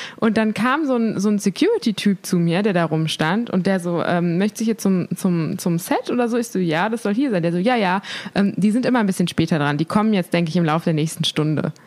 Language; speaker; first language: German; native; German